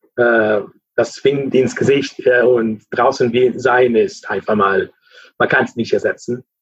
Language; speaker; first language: German; non-native, fluent; Italian